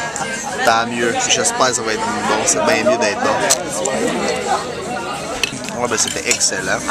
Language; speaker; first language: French; native; French